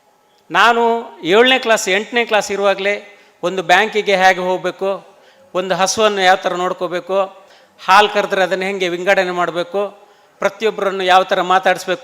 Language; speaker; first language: Kannada; native; Kannada